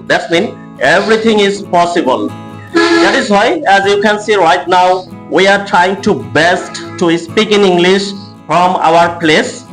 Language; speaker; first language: English; non-native, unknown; Bangla